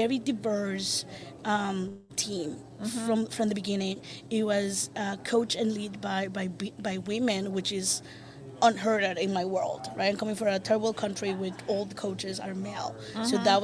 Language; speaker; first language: English; non-native, fluent; Spanish